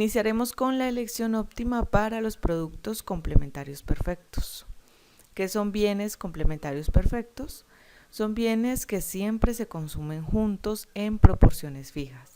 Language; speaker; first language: Spanish; native; Spanish